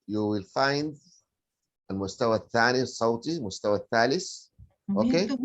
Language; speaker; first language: Arabic; native; Arabic